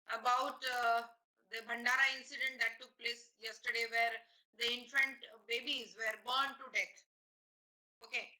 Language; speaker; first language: English; non-native, local second language; Marathi